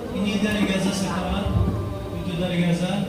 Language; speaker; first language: Indonesian; non-native, learner; Arabic